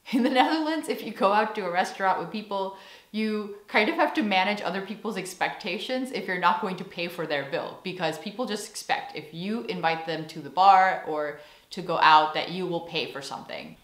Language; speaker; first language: English; native; English